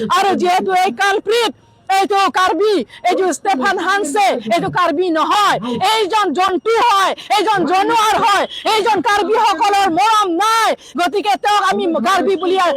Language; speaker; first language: Assamese; non-native, local second language; Karbi